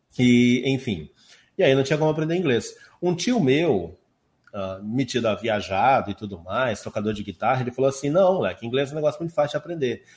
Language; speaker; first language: Portuguese; native; Portuguese